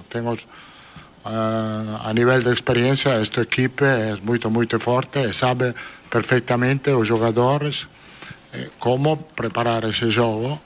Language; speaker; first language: Portuguese; non-native, fluent; Italian